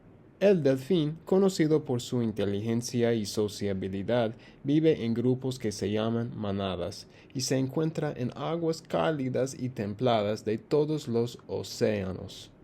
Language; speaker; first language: Spanish; non-native, fluent; English